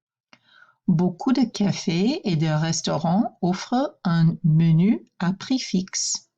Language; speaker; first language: French; non-native, fluent; English